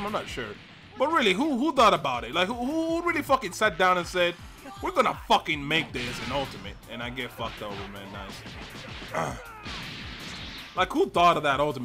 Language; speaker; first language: English; native; English